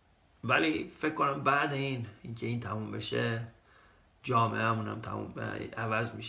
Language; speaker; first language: Persian; early bilingual, heritage; Persian